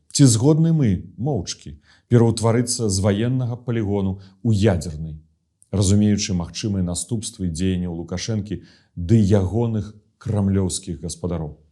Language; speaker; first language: Belarusian; non-native, local second language; Russian